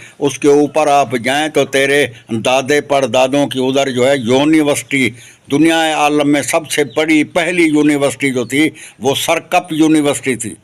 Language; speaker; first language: Urdu; non-native, local second language; Sindhi